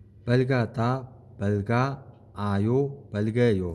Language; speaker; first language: Korean; non-native, learner; Mongolian